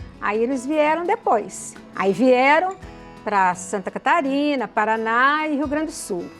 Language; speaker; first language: Portuguese; early bilingual, other home language; Italian